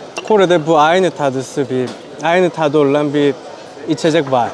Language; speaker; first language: Turkish; non-native, learner; Korean